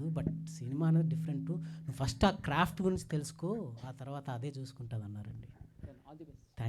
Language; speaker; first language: Telugu; native; Telugu